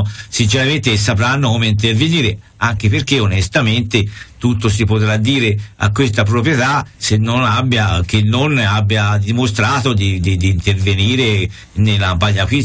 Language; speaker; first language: Italian; native; Italian